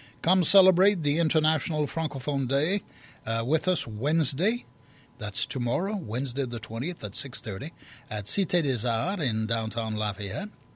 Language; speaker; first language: English; early bilingual, other home language; French